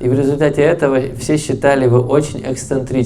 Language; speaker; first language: Russian; native; Russian